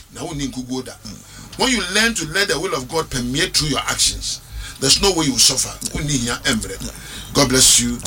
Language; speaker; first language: English; non-native, local second language; Akan